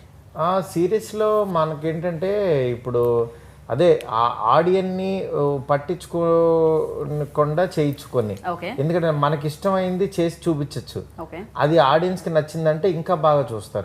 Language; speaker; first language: Telugu; native; Telugu